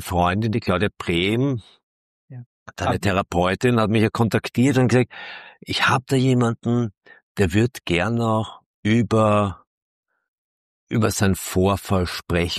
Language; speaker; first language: German; native; German